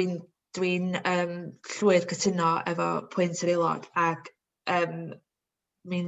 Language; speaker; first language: Welsh; native; Welsh